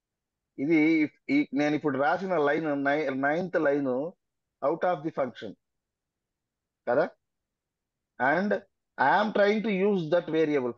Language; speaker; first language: Telugu; native; Telugu